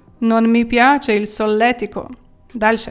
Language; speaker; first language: Italian; non-native, fluent; Ukrainian